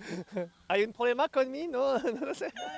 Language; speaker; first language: Spanish; non-native, learner; French